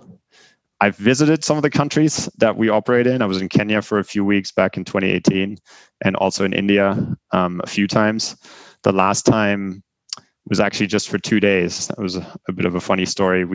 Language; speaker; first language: English; non-native, fluent; German